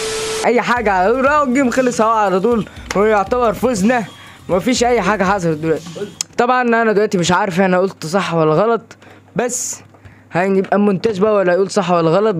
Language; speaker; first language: Arabic; native; Arabic